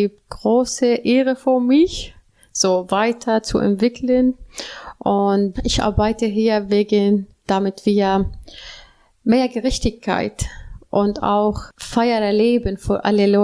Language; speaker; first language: German; non-native, learner; Arabic